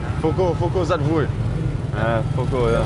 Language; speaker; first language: Vietnamese; non-native, learner; English